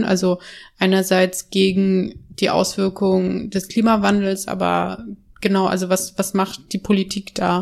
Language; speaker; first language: German; native; German